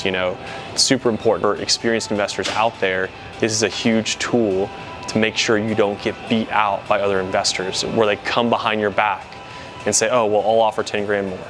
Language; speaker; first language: English; native; English